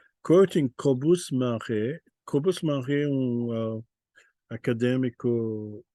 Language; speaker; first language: Portuguese; non-native, fluent; English